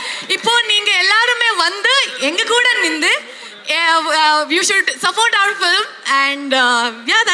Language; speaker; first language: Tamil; non-native, learner; Kannada